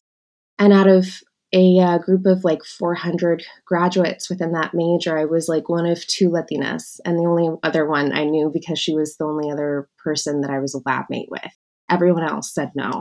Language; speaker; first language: English; native; English